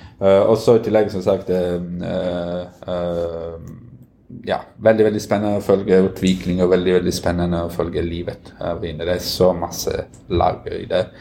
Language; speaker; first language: Norwegian; non-native, fluent; Italian